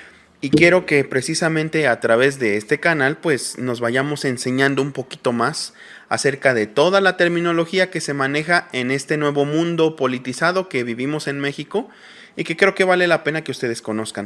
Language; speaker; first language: Spanish; native; Spanish